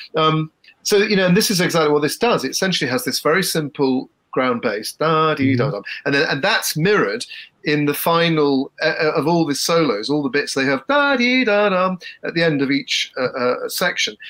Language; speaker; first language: English; native; English